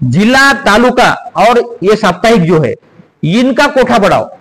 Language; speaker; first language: Hindi; non-native, local second language; Marathi